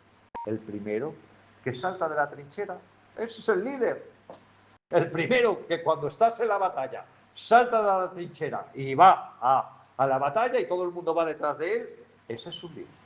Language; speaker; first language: Spanish; native; Spanish